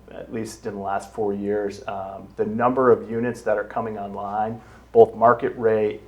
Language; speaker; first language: English; native; English